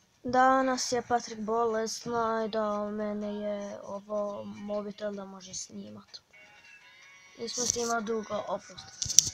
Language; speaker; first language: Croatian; early bilingual, heritage; Croatian